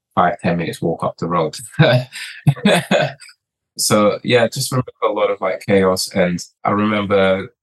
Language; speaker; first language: English; early bilingual, other home language; Portuguese